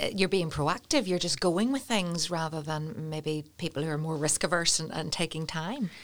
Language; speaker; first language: English; native; English